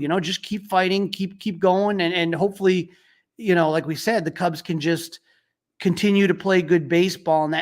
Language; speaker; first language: English; native; English